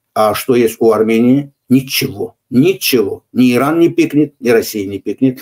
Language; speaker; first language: Russian; non-native, local second language; Azerbaijani